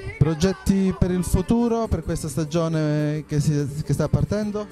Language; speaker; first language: Italian; native; Italian